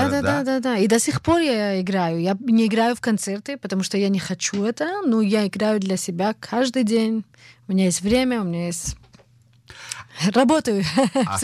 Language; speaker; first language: Russian; early bilingual, heritage; Russian